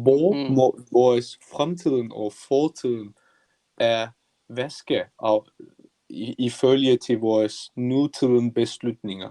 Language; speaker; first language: Danish; non-native, learner; Turkish